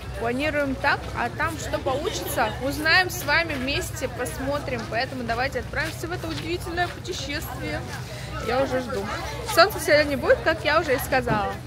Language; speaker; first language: Russian; native; Russian